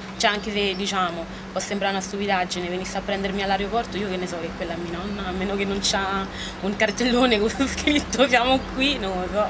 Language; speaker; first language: Italian; early bilingual, other home language; French